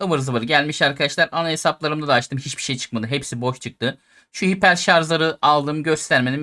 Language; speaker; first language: Turkish; native; Turkish